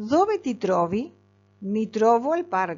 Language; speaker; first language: Italian; non-native, fluent; Spanish